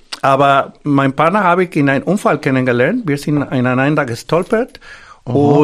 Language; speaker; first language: German; non-native, fluent; Spanish